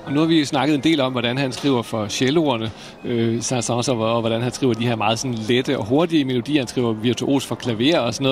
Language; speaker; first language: Danish; native; Danish